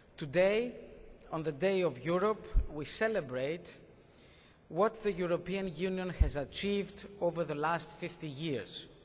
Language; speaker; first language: English; non-native, fluent; Greek